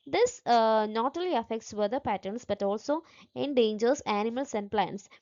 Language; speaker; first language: English; non-native, local second language; Malayalam